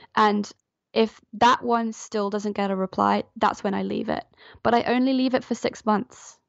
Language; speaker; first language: English; non-native, fluent; French